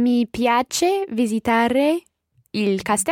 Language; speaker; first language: Italian; non-native, learner; English